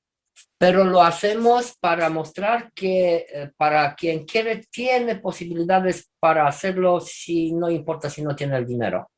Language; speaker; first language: Spanish; non-native, fluent; Romanian